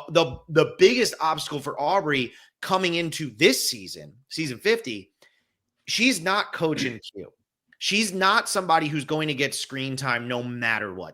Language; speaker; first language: English; native; English